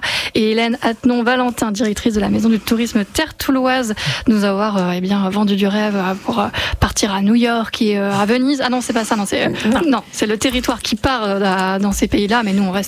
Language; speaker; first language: French; native; French